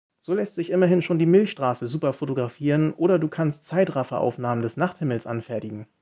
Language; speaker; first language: German; native; German